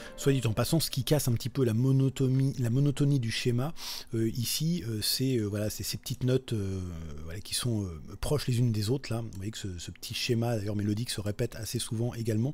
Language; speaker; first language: French; native; French